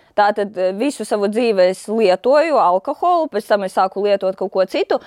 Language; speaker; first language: Latvian; non-native, local second language; Russian